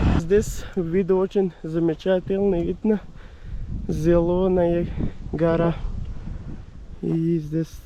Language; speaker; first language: Russian; non-native, learner; Urdu